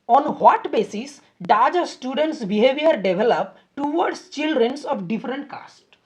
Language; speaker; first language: English; non-native, local second language; Bangla